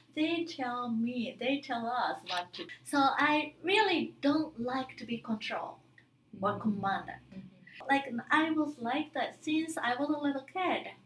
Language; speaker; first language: English; non-native, fluent; Japanese